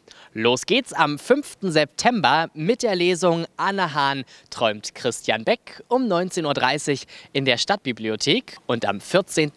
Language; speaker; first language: German; native; German